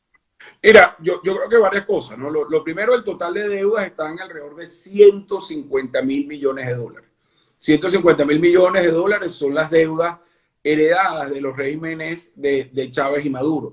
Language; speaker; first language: Spanish; native; Spanish